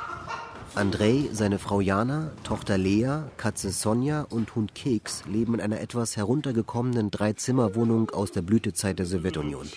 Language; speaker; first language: German; native; German